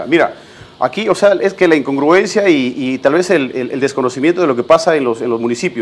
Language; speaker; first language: Spanish; native; Spanish